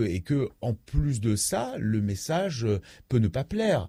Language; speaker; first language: French; native; French